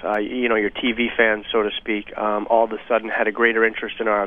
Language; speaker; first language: English; native; English